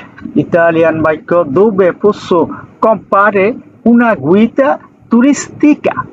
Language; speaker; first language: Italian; non-native, learner; Bangla